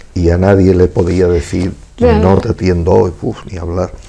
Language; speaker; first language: Spanish; native; Spanish